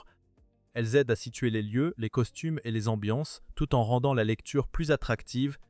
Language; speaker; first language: French; native; French